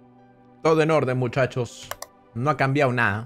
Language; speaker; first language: Spanish; native; Spanish